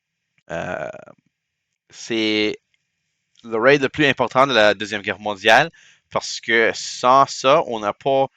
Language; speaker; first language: French; non-native, local second language; English